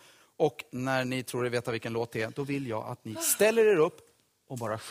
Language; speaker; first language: Swedish; native; Swedish